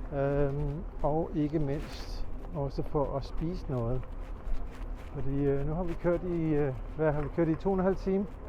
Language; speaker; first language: Danish; early bilingual, other home language; Urdu